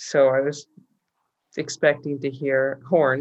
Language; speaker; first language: English; native; English